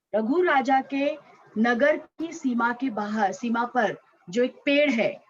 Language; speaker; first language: Hindi; non-native, local second language; Marathi